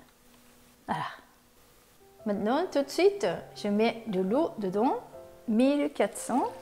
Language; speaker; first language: French; non-native, fluent; Japanese